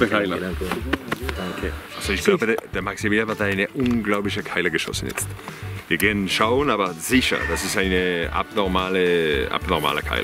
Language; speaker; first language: German; non-native, fluent; French